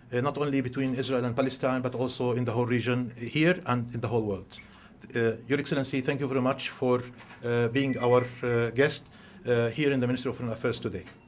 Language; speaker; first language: English; non-native, fluent; Arabic